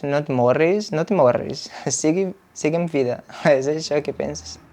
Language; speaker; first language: Catalan; non-native, fluent; Portuguese